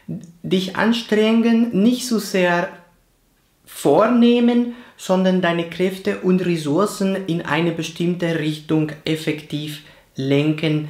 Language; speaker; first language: German; non-native, fluent; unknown